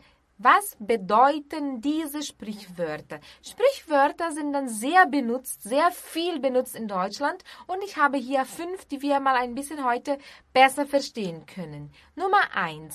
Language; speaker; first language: German; non-native, fluent; Portuguese